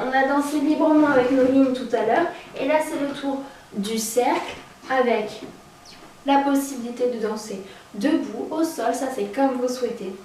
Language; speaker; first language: French; native; French